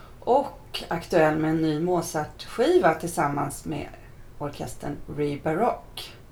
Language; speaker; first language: Swedish; native; Swedish